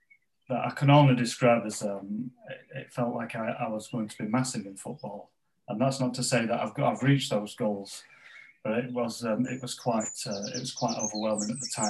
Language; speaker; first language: English; native; English